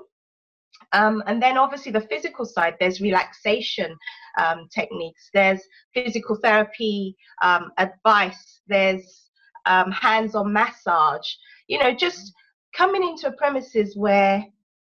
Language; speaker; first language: English; native; English